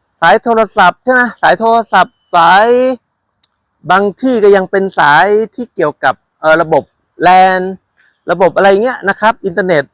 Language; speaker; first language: Thai; native; Thai